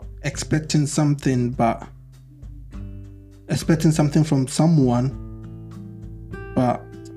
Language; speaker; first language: English; non-native, local second language; Akan